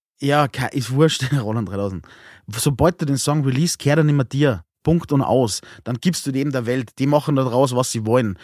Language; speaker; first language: German; native; German